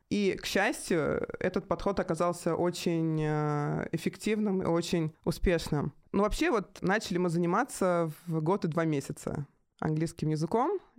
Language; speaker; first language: Russian; native; Russian